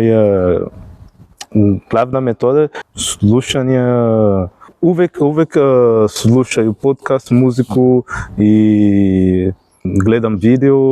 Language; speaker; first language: Serbian; non-native, learner; Portuguese